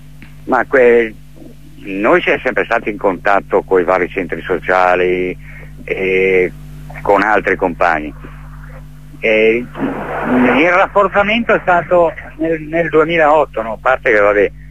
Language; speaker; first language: Italian; native; Italian